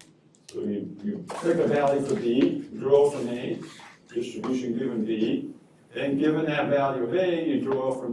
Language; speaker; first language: English; native; English